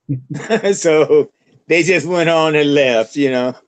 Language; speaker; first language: English; native; English